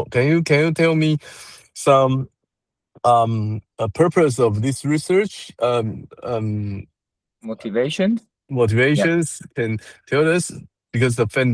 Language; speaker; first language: English; non-native, learner; Chinese